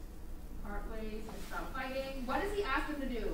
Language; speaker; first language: English; native; English